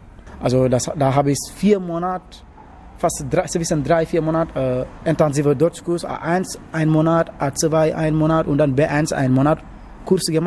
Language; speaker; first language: German; non-native, learner; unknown